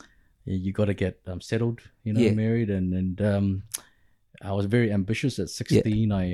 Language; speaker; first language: English; early bilingual, other home language; Pampanga